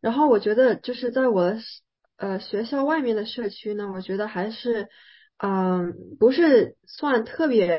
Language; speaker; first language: Chinese; early bilingual, other home language; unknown